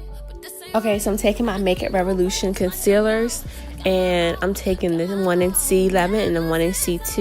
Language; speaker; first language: English; native; English